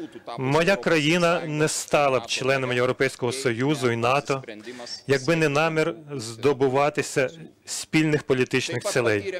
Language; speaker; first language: Ukrainian; non-native, learner; Lithuanian